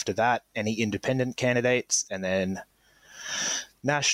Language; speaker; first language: English; native; English